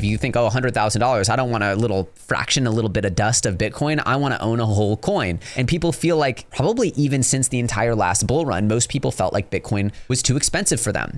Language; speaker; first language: English; native; English